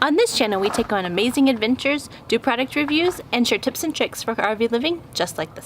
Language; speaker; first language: English; native; English